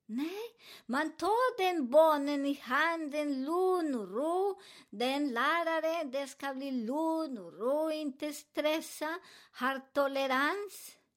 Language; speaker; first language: Swedish; non-native, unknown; Spanish